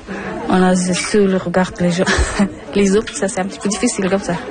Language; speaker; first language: French; non-native, learner; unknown